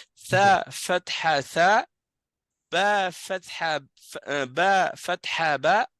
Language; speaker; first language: Arabic; non-native, fluent; French